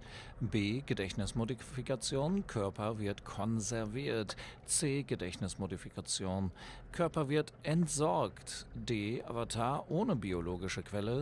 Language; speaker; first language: German; native; German